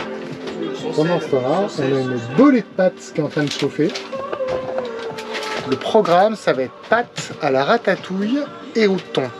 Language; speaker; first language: French; native; French